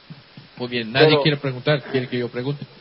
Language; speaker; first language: Spanish; native; Spanish